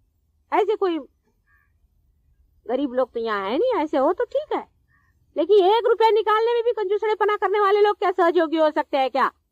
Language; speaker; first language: Hindi; non-native, local second language; Marathi